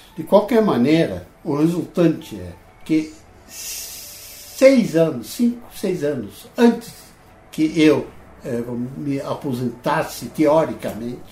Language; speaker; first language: Portuguese; non-native, fluent; Dutch